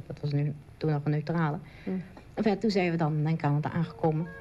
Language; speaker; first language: Dutch; native; Dutch